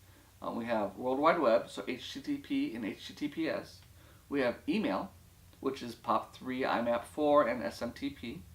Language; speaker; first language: English; native; English